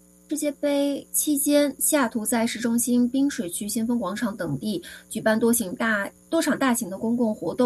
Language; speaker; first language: Chinese; native; Chinese